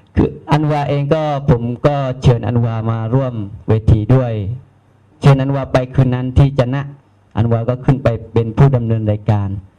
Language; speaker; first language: Thai; non-native, local second language; Malay